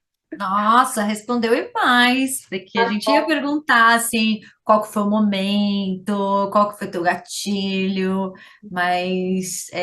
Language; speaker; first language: Portuguese; native; Portuguese